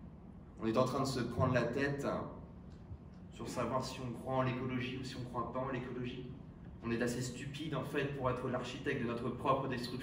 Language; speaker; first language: French; native; French